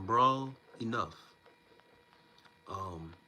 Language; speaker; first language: English; native; English